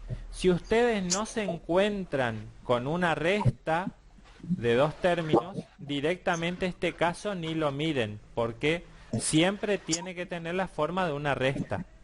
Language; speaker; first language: Spanish; native; Spanish